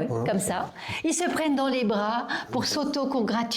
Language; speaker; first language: French; native; French